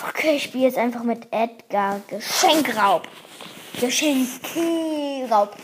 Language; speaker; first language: German; native; German